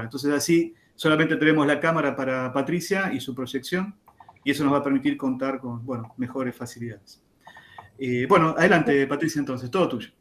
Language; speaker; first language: Spanish; native; Spanish